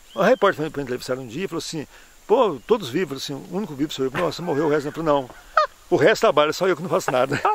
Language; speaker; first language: Portuguese; native; Portuguese